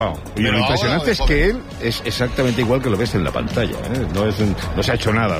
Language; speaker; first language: Spanish; native; Spanish